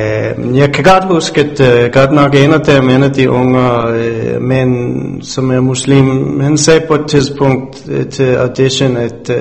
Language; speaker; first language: Danish; non-native, fluent; English